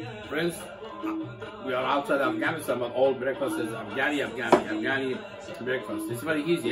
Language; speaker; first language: English; non-native, learner; Persian